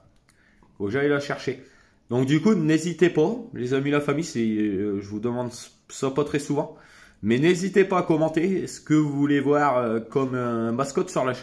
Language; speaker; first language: French; native; French